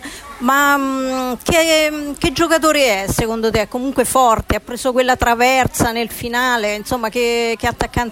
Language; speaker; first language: Italian; native; Italian